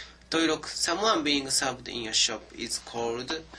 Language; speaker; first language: English; non-native, fluent; Japanese